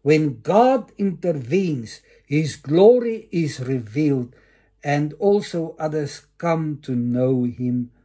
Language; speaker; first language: English; non-native, local second language; Afrikaans